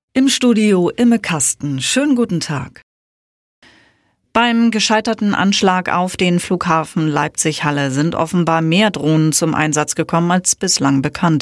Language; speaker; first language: German; native; German